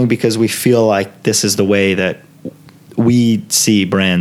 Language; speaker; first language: English; early bilingual, other home language; Italian